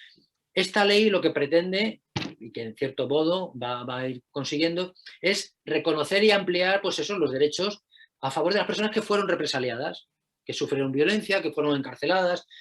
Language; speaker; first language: Spanish; native; Spanish